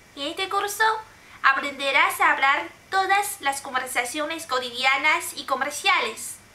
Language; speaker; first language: Spanish; non-native, fluent; Chinese